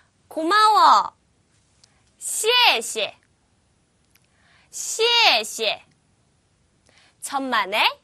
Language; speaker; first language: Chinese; non-native, fluent; Korean